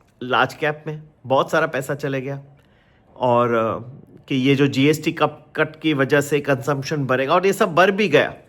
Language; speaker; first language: Hindi; native; Hindi